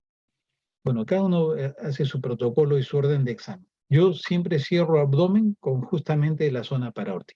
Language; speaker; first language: Spanish; native; Spanish